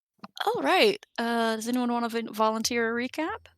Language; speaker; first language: English; native; English